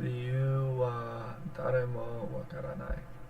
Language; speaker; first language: Japanese; non-native, learner; English